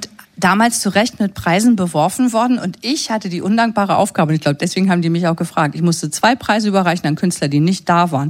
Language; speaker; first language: German; native; German